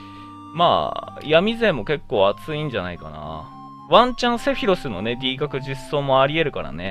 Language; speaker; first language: Japanese; native; Japanese